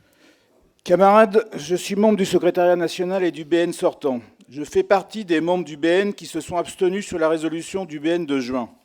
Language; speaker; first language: French; native; French